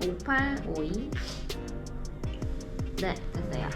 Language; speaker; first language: Korean; native; Korean